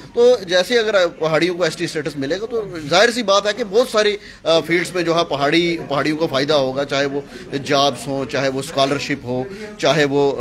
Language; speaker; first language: Hindi; native; Hindi